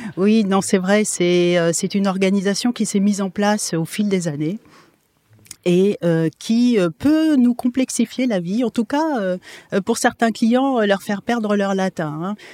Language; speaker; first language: French; non-native, local second language; Wolof